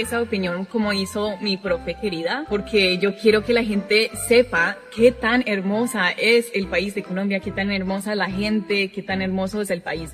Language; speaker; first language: Spanish; non-native, fluent; English